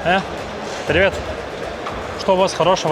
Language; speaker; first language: Russian; non-native, learner; Lithuanian